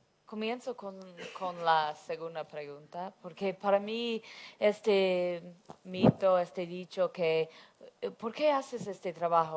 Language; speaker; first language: Spanish; non-native, fluent; English